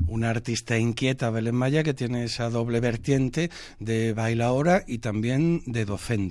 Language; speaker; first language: Spanish; native; Spanish